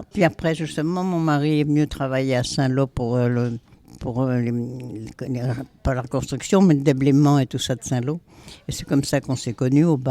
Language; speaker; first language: French; native; French